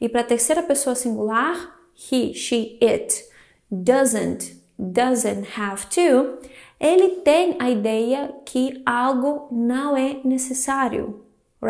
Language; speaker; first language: Portuguese; non-native, fluent; Greek